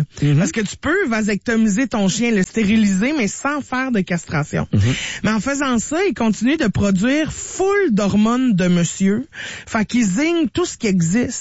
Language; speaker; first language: French; native; French